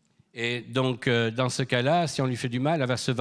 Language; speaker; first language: French; native; French